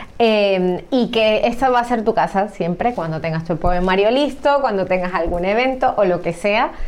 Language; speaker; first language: Spanish; native; Spanish